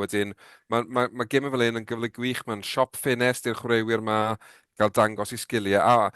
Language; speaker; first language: Welsh; native; Welsh